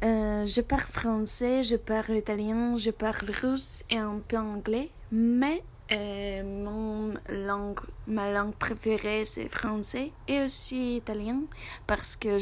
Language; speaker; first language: French; non-native, learner; Russian